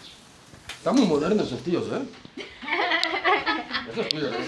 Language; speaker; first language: Spanish; native; Spanish